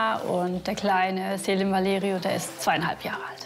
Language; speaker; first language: German; early bilingual, other home language; Turkish